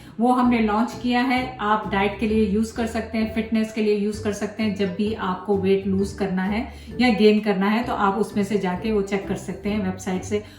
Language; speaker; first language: Urdu; native; Urdu